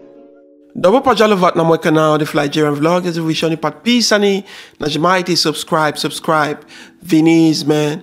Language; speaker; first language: Russian; non-native, learner; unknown